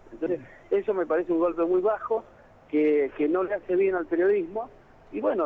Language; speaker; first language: Spanish; native; Spanish